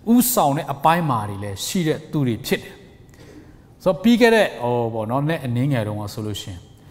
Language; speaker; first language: Burmese; non-native, local second language; Tedim Chin